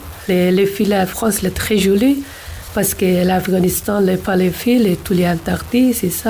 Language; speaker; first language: French; non-native, learner; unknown